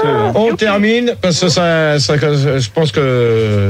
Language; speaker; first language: French; native; French